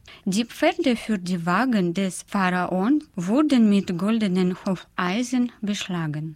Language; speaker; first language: German; non-native, fluent; Russian